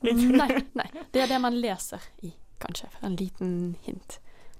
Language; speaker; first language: Norwegian; non-native, fluent; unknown